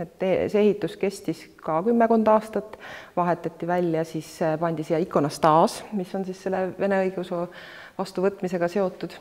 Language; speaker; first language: Estonian; native; Estonian